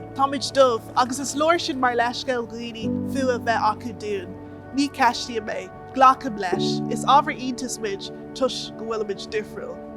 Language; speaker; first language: Irish; non-native, local second language; English